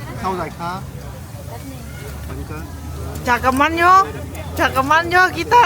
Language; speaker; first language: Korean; native; Korean